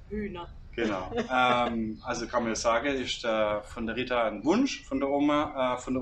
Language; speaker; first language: German; native; German